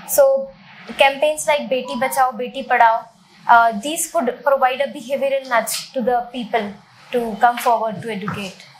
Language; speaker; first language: English; non-native, local second language; Hindi